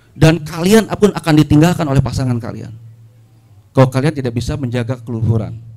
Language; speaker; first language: Indonesian; non-native, local second language; Sundanese